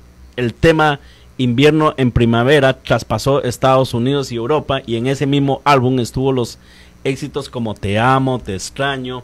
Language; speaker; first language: Spanish; native; Spanish